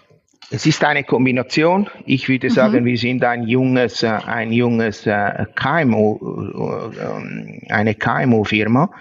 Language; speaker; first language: German; non-native, fluent; Italian